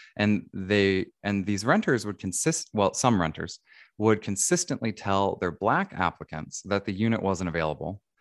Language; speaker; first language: English; native; English